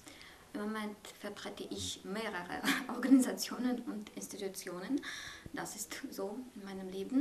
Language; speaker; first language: German; non-native, fluent; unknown